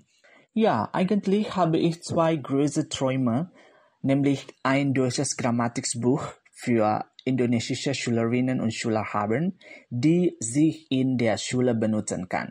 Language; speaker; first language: German; non-native, fluent; Indonesian